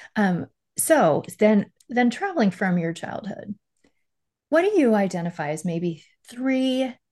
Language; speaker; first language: English; native; English